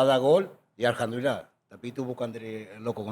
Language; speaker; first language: Indonesian; non-native, fluent; Spanish